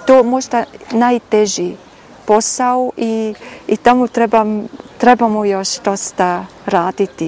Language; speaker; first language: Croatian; non-native, fluent; German